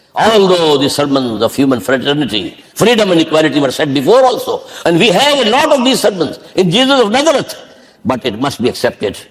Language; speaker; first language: English; non-native, local second language; Urdu